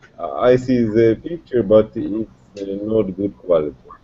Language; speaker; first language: English; non-native, learner; Russian